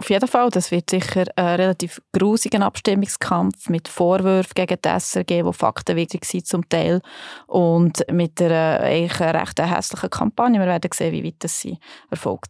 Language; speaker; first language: German; native; German